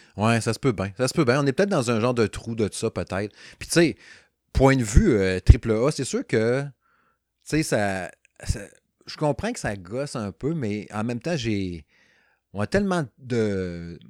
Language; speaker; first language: French; native; French